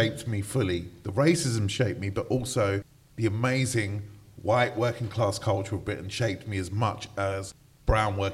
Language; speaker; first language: English; native; English